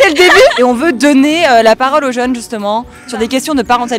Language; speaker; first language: French; native; French